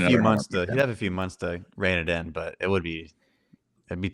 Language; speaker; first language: English; native; English